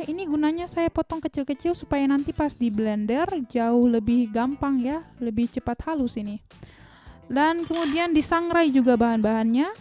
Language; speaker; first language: Indonesian; native; Indonesian